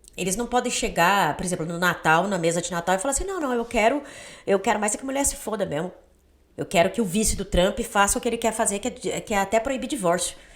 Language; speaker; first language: Portuguese; native; Portuguese